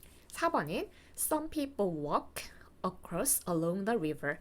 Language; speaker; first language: English; non-native, fluent; Korean